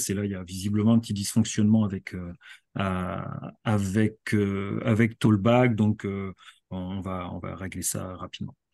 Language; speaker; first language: French; native; French